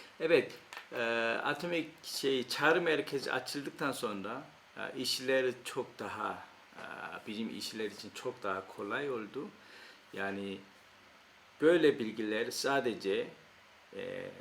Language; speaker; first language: Turkish; non-native, fluent; Korean